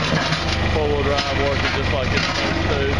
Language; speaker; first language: English; native; English